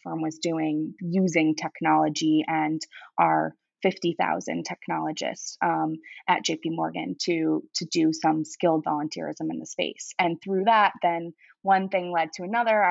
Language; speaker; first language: English; native; English